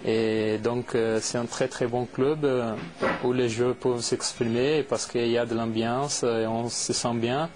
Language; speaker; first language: French; non-native, fluent; Portuguese